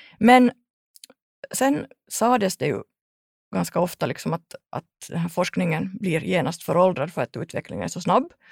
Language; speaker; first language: Swedish; native; Swedish